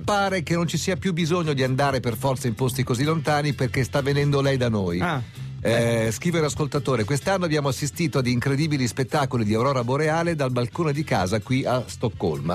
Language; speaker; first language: Italian; native; Italian